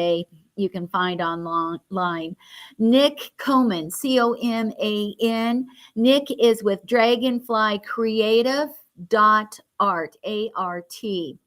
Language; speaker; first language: English; native; English